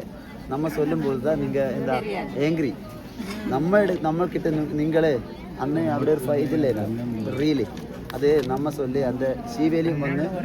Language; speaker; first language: Tamil; non-native, learner; Malayalam